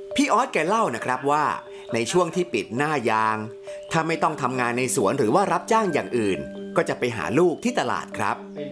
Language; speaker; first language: Thai; native; Thai